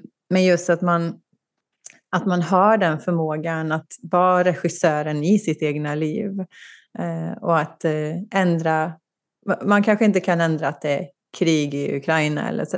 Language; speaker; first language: Swedish; native; Swedish